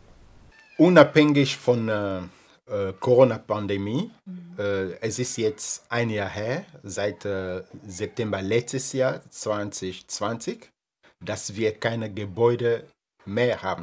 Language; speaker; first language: German; non-native, fluent; Lingala